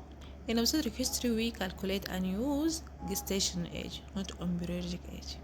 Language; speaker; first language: English; non-native, local second language; Arabic